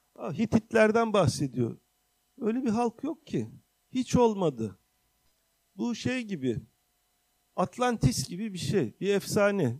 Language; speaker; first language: Turkish; native; Turkish